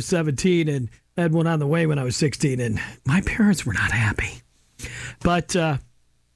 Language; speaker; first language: English; native; English